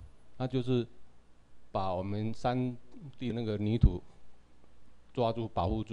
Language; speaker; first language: Chinese; non-native, local second language; Min Nan Chinese